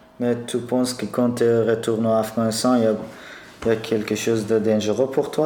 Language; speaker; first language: French; non-native, learner; Persian